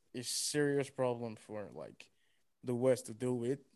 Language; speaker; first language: English; non-native, local second language; Yoruba